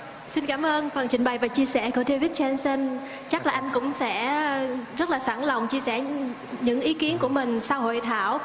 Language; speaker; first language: Vietnamese; native; Vietnamese